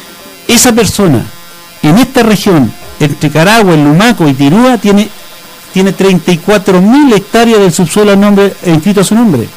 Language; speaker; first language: Spanish; native; Spanish